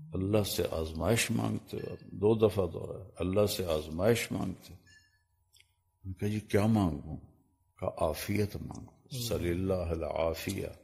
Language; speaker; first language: Urdu; non-native, local second language; Punjabi